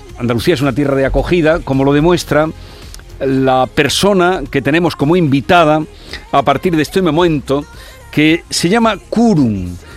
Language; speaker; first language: Spanish; native; Spanish